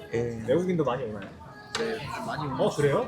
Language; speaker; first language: Korean; native; Korean